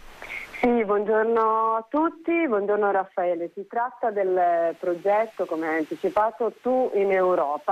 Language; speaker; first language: Italian; native; Italian